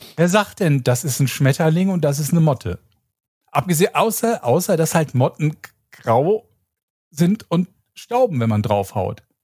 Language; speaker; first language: German; native; German